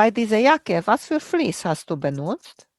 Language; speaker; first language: German; non-native, fluent; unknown